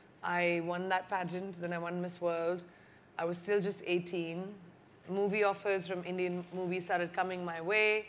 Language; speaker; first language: English; non-native, local second language; Hindi